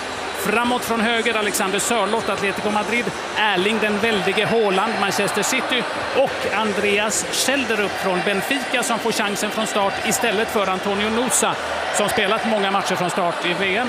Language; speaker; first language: Swedish; native; Swedish